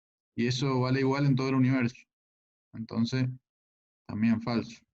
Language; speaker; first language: Spanish; native; Spanish